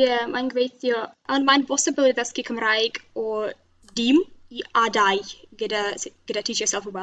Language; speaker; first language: Welsh; non-native, learner; Russian